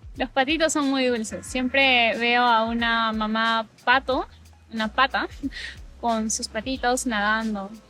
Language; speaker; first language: Spanish; native; Spanish